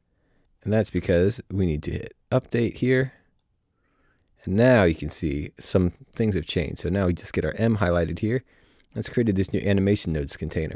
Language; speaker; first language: English; native; English